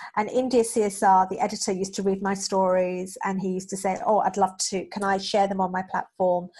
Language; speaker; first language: English; native; English